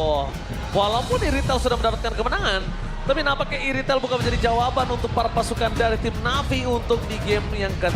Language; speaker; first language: Indonesian; native; Indonesian